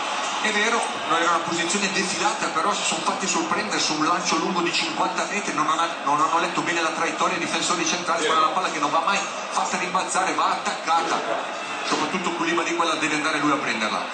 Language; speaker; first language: Italian; native; Italian